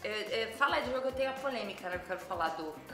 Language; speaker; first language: Portuguese; native; Portuguese